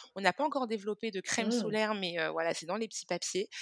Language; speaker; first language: French; early bilingual, other home language; Hebrew